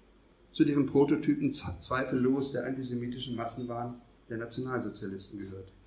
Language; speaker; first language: German; native; German